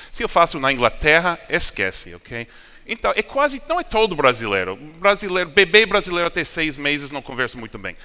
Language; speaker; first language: Portuguese; non-native, fluent; English